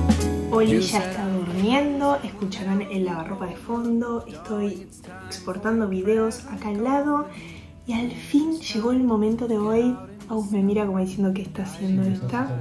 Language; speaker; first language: Spanish; native; Spanish